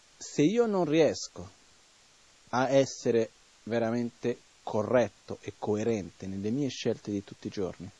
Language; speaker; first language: Italian; non-native, fluent; Portuguese